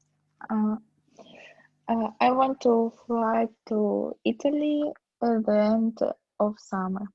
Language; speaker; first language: English; non-native, learner; Russian